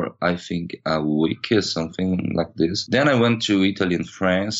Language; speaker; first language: English; non-native, fluent; Portuguese